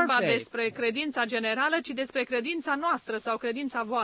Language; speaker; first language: Romanian; native; Romanian